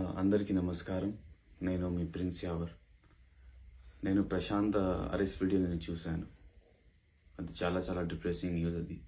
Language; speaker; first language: Telugu; non-native, local second language; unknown